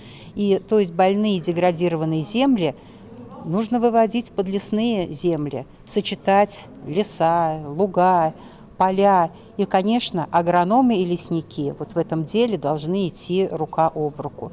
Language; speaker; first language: Russian; native; Russian